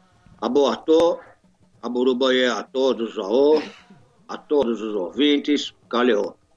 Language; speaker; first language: Portuguese; native; Portuguese